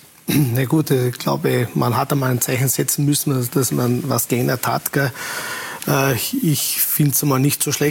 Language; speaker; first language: German; native; German